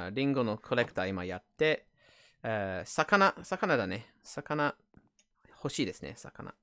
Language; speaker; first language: Japanese; non-native, fluent; English